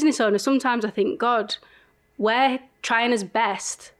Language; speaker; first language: English; native; English